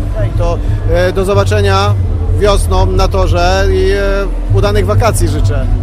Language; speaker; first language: Polish; native; Polish